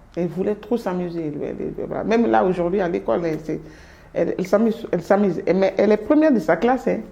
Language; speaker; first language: French; non-native, local second language; Mandingo